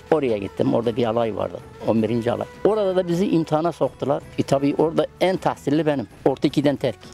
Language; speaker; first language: Turkish; native; Turkish